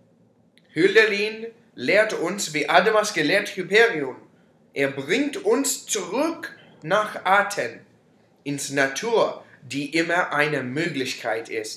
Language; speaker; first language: German; non-native, learner; English